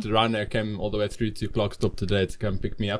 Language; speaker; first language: English; native; English